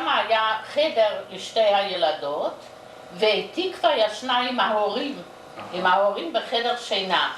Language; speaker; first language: Hebrew; non-native, fluent; Yiddish